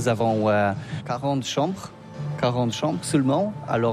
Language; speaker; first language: French; non-native, learner; Polish